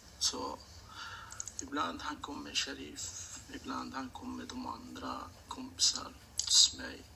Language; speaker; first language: Swedish; non-native, learner; Persian